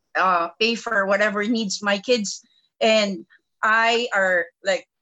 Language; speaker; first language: English; non-native, local second language; Filipino